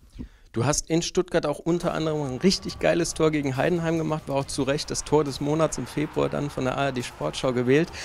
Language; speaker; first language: German; native; German